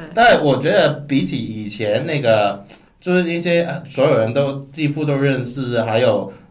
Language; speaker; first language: Chinese; non-native, local second language; Cantonese